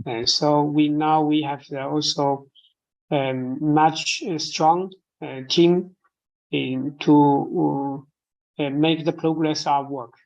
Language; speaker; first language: English; non-native, fluent; Chinese